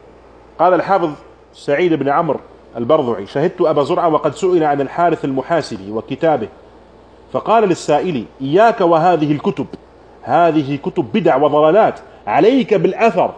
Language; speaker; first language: Arabic; non-native, fluent; German